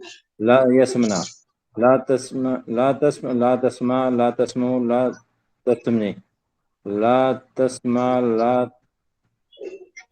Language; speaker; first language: Arabic; non-native, learner; Urdu